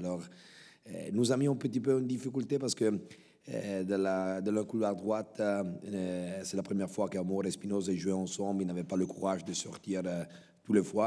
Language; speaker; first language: French; non-native, local second language; Italian